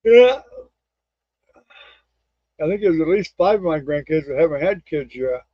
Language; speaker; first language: English; native; English